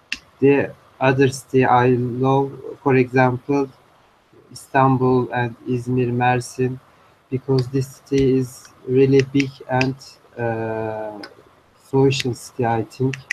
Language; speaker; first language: English; non-native, learner; Turkish